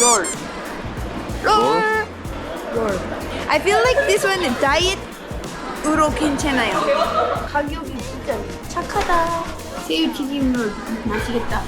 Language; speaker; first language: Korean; non-native, learner; English